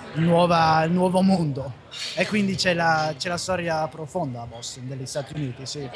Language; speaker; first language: Italian; non-native, fluent; English